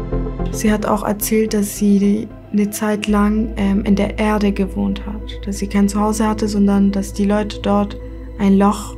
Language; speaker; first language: German; early bilingual, other home language; Kurdish